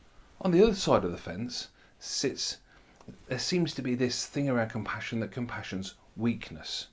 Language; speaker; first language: English; native; English